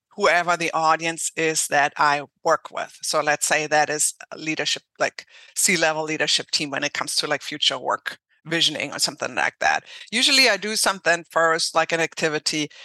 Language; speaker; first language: English; non-native, fluent; German